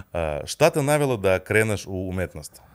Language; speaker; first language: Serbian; non-native, fluent; Russian